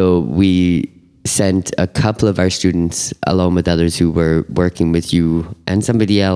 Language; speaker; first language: English; native; English